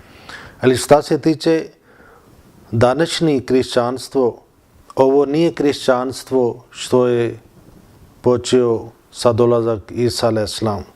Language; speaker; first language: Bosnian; non-native, fluent; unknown